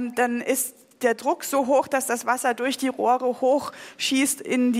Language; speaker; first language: German; native; German